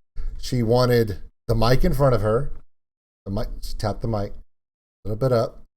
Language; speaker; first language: English; native; English